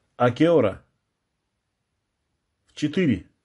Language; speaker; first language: Spanish; non-native, fluent; Russian